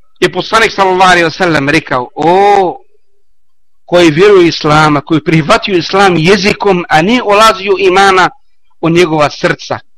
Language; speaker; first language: Bosnian; non-native, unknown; Arabic